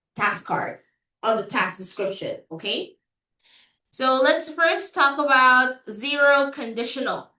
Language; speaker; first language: English; non-native, local second language; Filipino